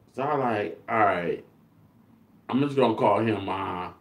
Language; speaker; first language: English; native; English